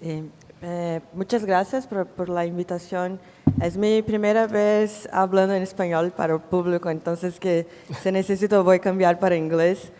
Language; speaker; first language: Spanish; non-native, fluent; Portuguese